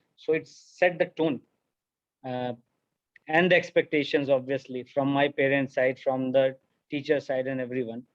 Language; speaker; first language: English; non-native, local second language; Hindi